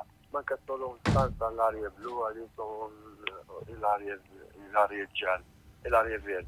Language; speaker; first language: Italian; non-native, learner; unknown